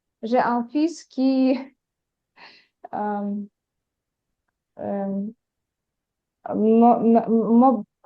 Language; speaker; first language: French; non-native, learner; Ukrainian